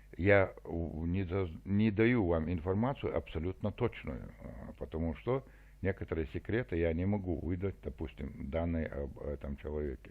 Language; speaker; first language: Russian; non-native, local second language; Chechen